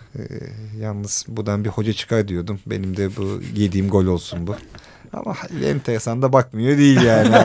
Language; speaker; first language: Turkish; native; Turkish